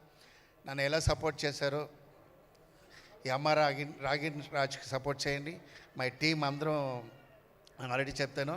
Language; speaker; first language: Telugu; non-native, local second language; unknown